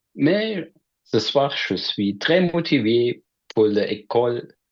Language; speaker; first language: French; non-native, learner; German